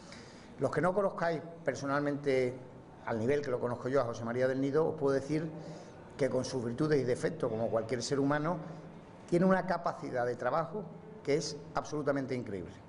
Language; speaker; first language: Spanish; native; Spanish